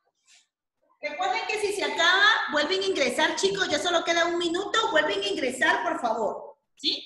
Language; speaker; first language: Spanish; native; Spanish